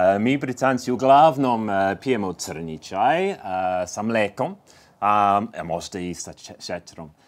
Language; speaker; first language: Serbian; non-native, fluent; English